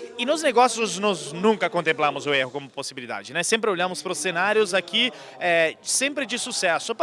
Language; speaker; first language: Portuguese; non-native, fluent; Italian